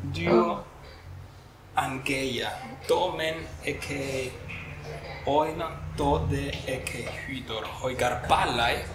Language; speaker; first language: Greek; non-native, fluent; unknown